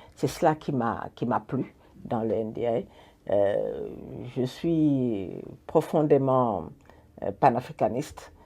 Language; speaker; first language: French; non-native, local second language; Wolof